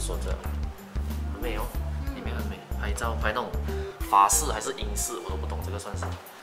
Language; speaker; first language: Chinese; native; Chinese